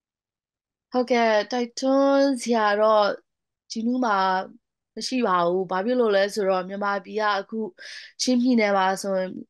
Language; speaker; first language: Burmese; non-native, local second language; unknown